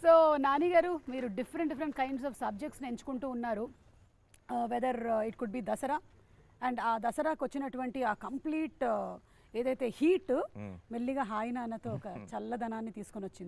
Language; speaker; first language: Telugu; native; Telugu